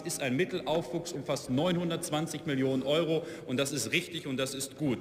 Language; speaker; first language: German; native; German